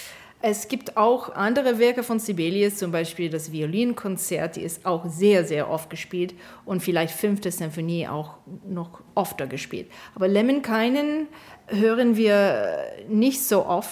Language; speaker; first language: German; non-native, fluent; English